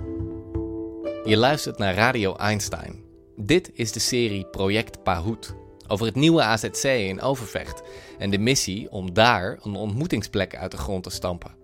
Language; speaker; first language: Dutch; native; Dutch